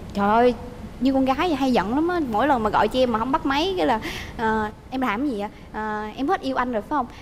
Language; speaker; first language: Vietnamese; native; Vietnamese